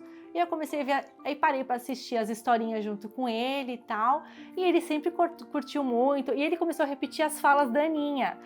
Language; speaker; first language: Portuguese; native; Portuguese